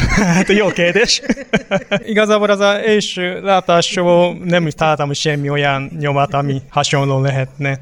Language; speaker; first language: Hungarian; non-native, fluent; Japanese